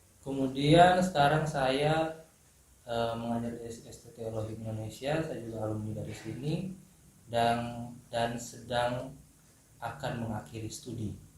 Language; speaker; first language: Indonesian; native; Indonesian